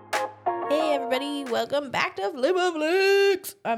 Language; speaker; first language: English; native; English